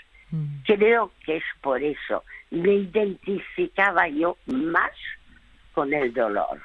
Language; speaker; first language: Spanish; early bilingual, other home language; French